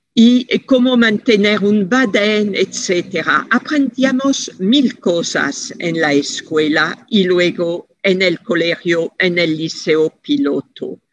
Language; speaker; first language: Spanish; non-native, fluent; French